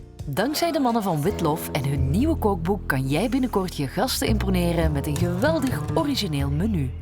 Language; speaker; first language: Dutch; native; Dutch